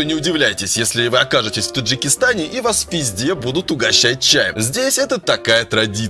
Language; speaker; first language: Russian; native; Russian